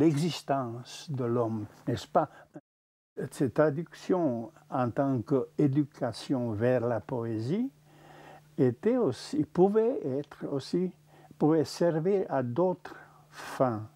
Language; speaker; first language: French; non-native, fluent; Czech